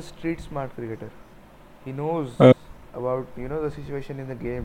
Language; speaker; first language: English; non-native, local second language; Hindi